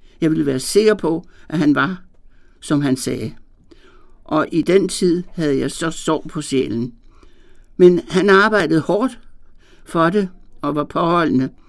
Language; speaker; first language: Danish; native; Danish